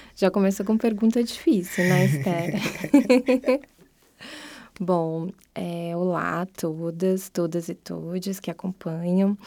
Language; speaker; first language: Portuguese; native; Portuguese